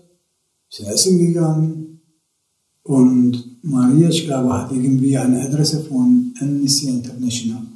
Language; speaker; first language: German; non-native, fluent; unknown